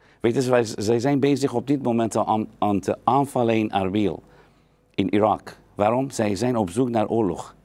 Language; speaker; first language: Dutch; non-native, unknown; Persian